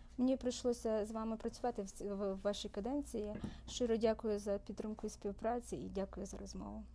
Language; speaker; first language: Ukrainian; early bilingual, heritage; Ukrainian